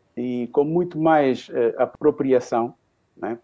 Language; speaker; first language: Portuguese; non-native, local second language; Upper Guinea Crioulo